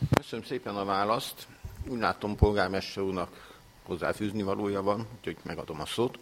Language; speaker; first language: Hungarian; native; Hungarian